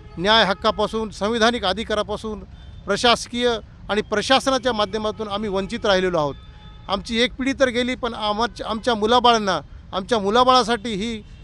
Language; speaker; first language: Marathi; non-native, local second language; Lambadi